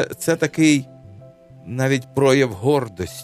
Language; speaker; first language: Ukrainian; native; Ukrainian